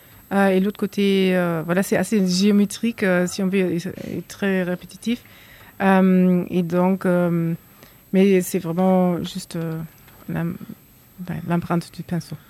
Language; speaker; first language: French; non-native, fluent; German